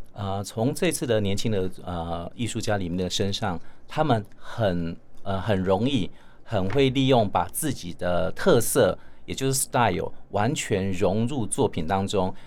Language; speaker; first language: Chinese; native; Chinese